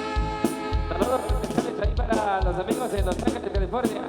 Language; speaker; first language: Spanish; native; Spanish